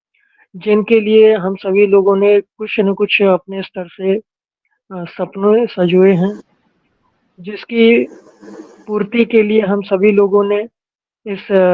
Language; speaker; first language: Hindi; native; Hindi